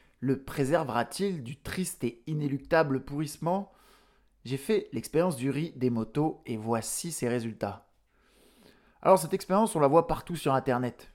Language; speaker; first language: French; native; French